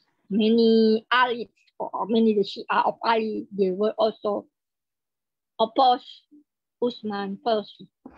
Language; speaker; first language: English; non-native, fluent; Indonesian